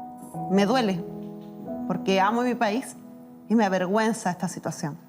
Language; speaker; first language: Spanish; native; Spanish